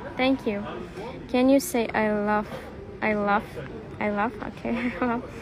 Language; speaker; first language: English; non-native, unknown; Russian